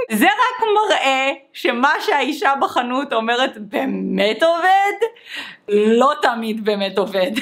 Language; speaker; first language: Hebrew; native; Hebrew